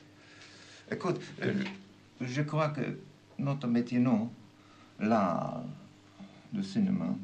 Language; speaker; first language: French; non-native, fluent; German